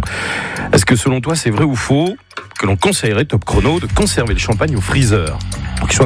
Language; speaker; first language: French; native; French